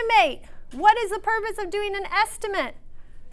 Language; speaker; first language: English; native; English